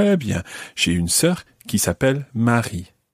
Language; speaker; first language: French; non-native, fluent; English